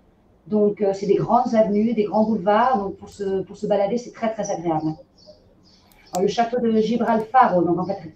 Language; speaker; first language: French; native; French